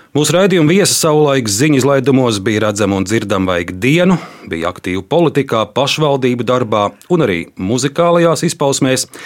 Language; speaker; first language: Latvian; native; Latvian